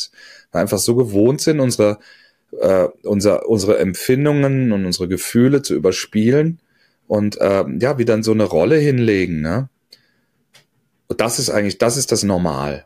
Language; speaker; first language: German; native; German